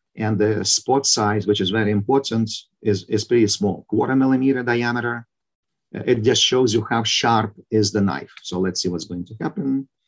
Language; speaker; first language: English; non-native, fluent; Ukrainian